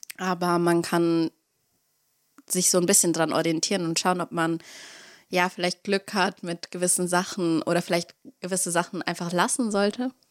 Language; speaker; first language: German; early bilingual, other home language; Russian